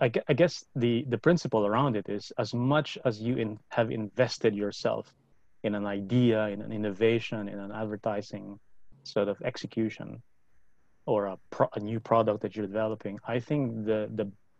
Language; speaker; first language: English; non-native, local second language; Filipino